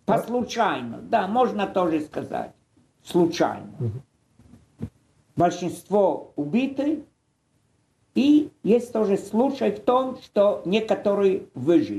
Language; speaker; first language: Russian; non-native, fluent; Polish